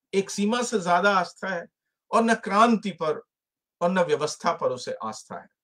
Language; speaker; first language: Hindi; native; Hindi